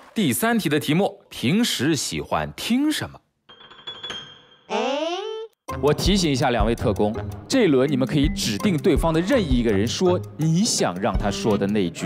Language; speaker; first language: Chinese; native; Chinese